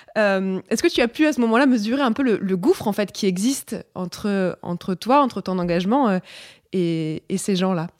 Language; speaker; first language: French; native; French